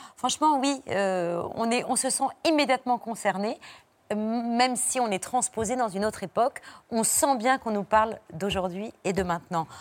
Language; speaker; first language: French; native; French